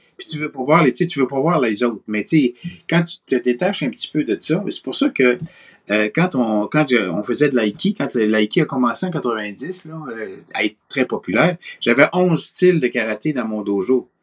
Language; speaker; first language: French; native; French